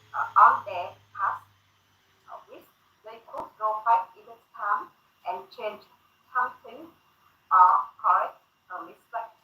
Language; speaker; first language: English; non-native, learner; Thai